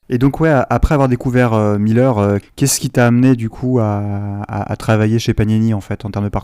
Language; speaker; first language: French; native; French